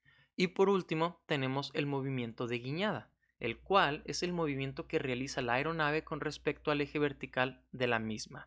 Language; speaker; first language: Spanish; native; Spanish